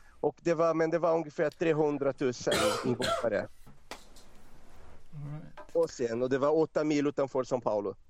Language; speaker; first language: Swedish; non-native, fluent; Portuguese